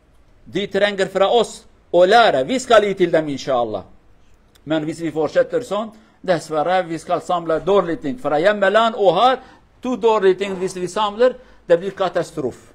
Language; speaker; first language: Norwegian; non-native, learner; Kurdish